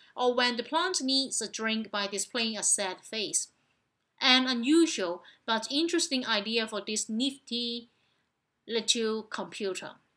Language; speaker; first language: English; non-native, local second language; Cantonese